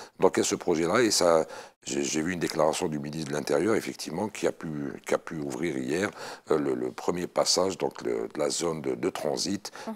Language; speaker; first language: French; non-native, local second language; Arabic